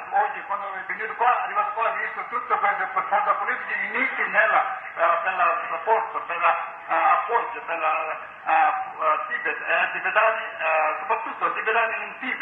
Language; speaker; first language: Italian; non-native, learner; Tibetan